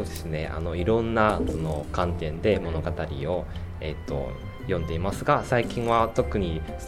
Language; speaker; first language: Japanese; non-native, fluent; Chinese